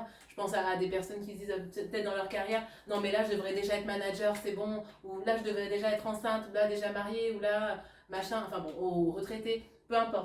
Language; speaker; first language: French; native; French